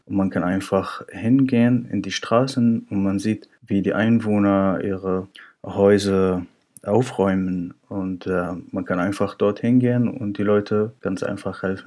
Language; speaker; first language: German; non-native, fluent; Arabic